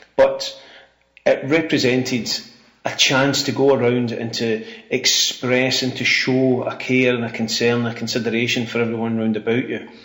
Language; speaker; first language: English; native; English